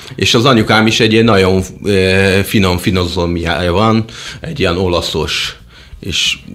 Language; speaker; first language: Hungarian; non-native, fluent; Portuguese